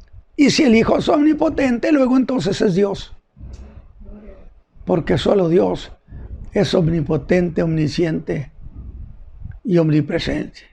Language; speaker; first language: Spanish; native; Spanish